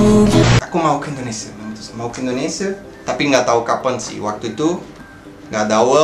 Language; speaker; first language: Indonesian; non-native, fluent; Portuguese